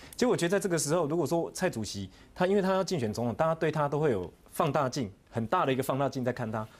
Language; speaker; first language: Chinese; native; Chinese